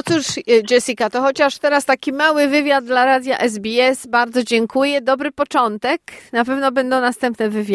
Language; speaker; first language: Polish; native; Polish